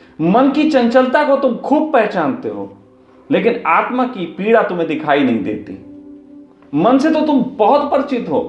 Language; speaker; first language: Hindi; native; Hindi